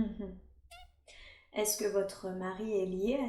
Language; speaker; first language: French; native; French